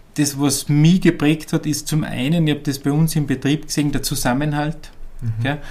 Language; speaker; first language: German; native; German